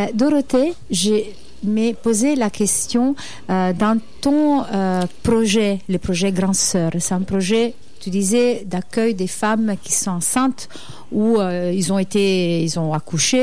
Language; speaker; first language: French; native; French